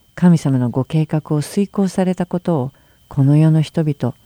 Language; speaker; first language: Japanese; native; Japanese